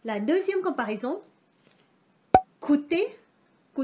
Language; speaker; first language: French; non-native, fluent; Thai